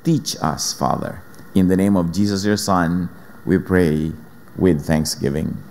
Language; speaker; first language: English; non-native, local second language; Filipino